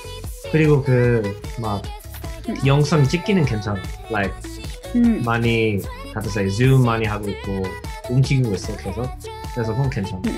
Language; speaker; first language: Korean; non-native, learner; English